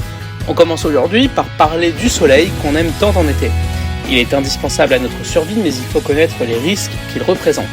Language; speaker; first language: French; native; French